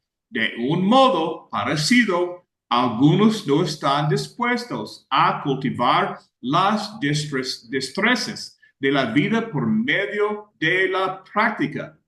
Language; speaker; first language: Spanish; non-native, fluent; English